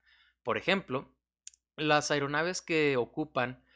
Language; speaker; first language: Spanish; native; Spanish